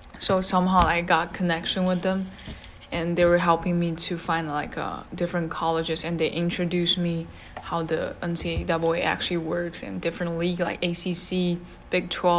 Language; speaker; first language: English; non-native, fluent; Chinese